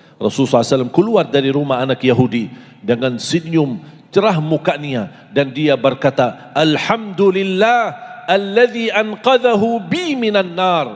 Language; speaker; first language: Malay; non-native, fluent; Arabic